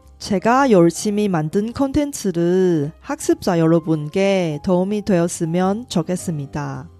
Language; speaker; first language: Korean; non-native, fluent; Chinese